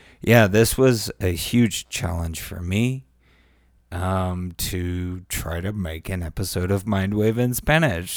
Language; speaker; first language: English; early bilingual, other home language; Spanish